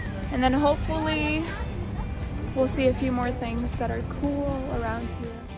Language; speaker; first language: English; early bilingual, other home language; Spanish